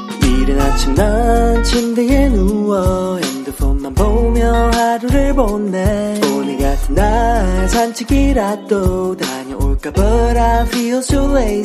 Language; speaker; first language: Korean; native; Korean